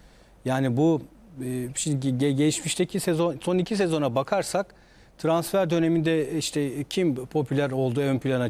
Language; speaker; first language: Turkish; native; Turkish